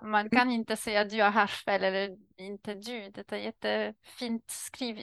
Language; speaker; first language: Swedish; non-native, learner; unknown